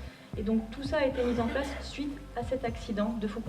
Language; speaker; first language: French; native; French